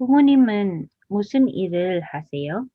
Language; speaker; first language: Korean; non-native, learner; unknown